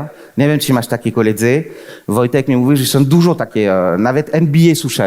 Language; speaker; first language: Polish; non-native, fluent; French